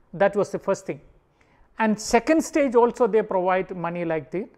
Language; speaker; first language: English; non-native, local second language; Malayalam